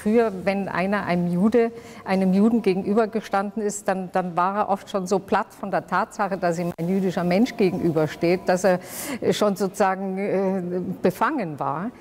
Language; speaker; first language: German; non-native, local second language; Yiddish